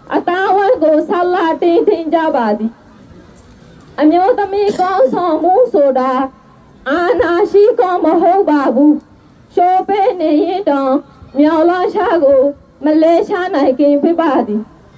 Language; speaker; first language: Burmese; non-native, local second language; Rohingya